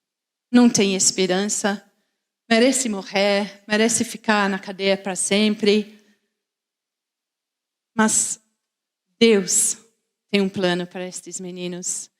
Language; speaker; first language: Portuguese; non-native, fluent; English